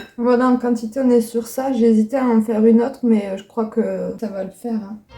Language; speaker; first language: French; native; French